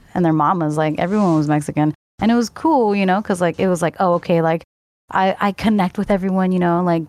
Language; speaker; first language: English; native; English